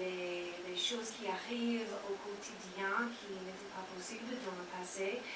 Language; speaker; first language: French; non-native, learner; English